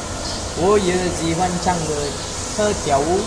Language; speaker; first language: Chinese; non-native, learner; Malay